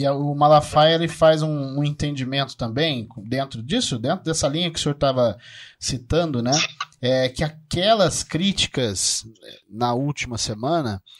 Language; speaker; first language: Portuguese; native; Portuguese